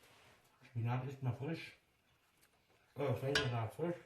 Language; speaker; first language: German; native; German